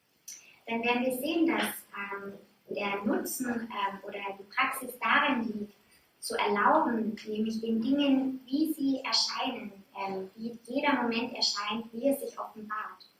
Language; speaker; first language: German; native; German